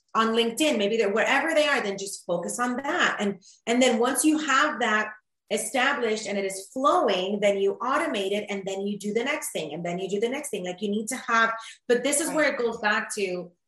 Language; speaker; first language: English; early bilingual, other home language; Spanish